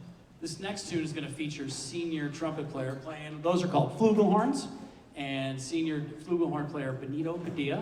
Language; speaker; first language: English; native; English